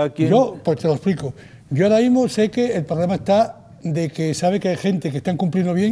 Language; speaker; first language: Spanish; native; Spanish